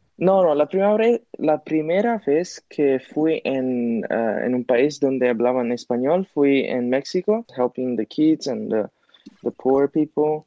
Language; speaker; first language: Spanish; non-native, learner; Chinese